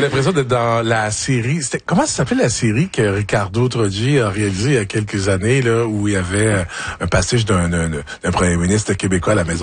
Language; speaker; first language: French; native; French